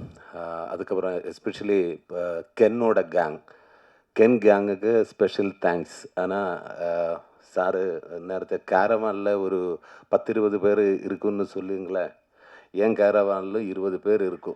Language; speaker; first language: Tamil; non-native, learner; Malayalam